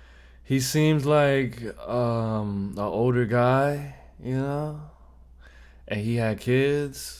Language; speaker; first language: English; native; English